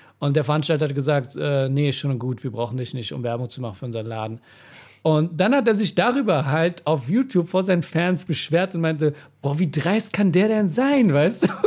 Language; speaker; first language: German; early bilingual, other home language; Persian